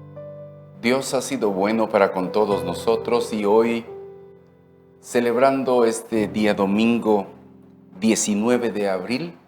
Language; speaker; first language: Spanish; native; Spanish